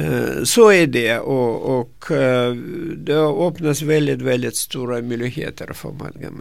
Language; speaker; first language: Swedish; non-native, fluent; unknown